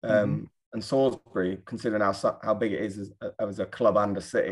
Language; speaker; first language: English; native; English